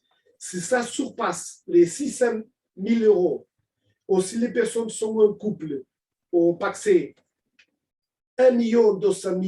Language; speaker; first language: French; non-native, fluent; Portuguese